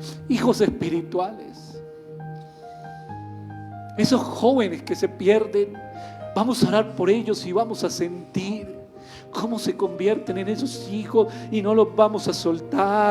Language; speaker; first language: Spanish; native; Spanish